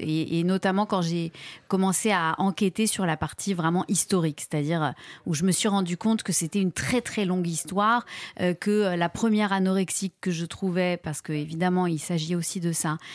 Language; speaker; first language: French; native; French